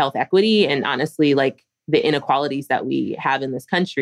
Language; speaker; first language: English; native; English